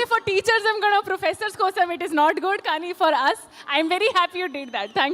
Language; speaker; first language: Telugu; non-native, learner; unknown